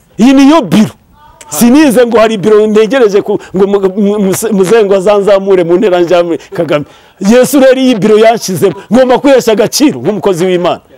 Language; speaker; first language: Kinyarwanda; early bilingual, heritage; Kinyarwanda